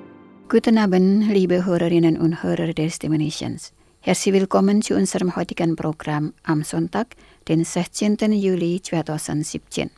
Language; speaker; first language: German; non-native, learner; Indonesian